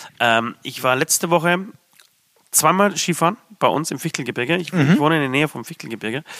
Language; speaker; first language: German; early bilingual, other home language; Polish